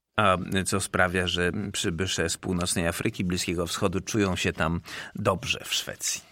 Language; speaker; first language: Polish; native; Polish